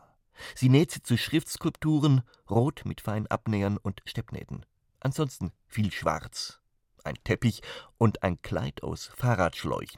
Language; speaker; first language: German; native; German